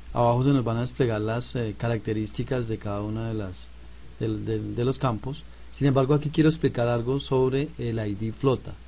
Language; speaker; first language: Spanish; native; Spanish